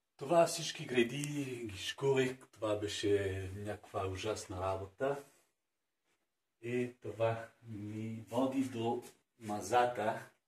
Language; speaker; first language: Bulgarian; non-native, fluent; French